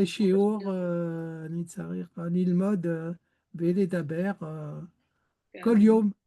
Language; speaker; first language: Hebrew; non-native, learner; French